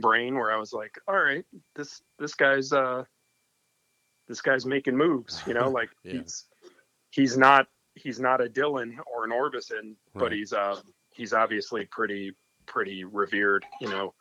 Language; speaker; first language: English; native; English